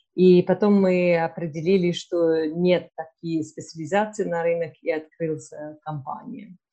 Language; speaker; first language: Russian; non-native, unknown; English